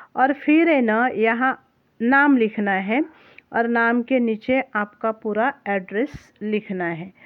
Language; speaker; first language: Hindi; non-native, local second language; Marathi